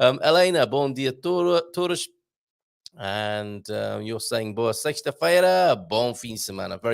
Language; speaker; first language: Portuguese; non-native, learner; English